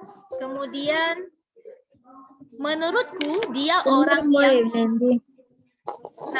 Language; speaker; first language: Indonesian; non-native, fluent; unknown